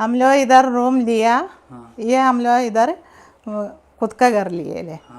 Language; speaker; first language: Hindi; non-native, local second language; Malayalam